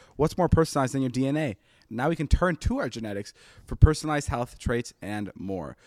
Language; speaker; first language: English; early bilingual, other home language; Slovak